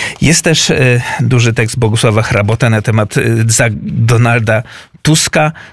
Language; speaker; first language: Polish; native; Polish